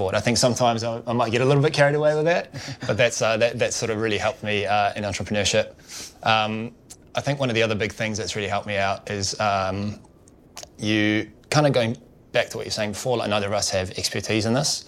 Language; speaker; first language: English; native; English